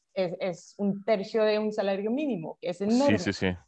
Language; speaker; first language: Spanish; non-native, fluent; French